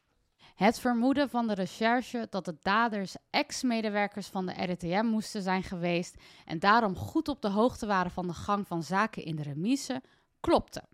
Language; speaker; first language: Dutch; native; Dutch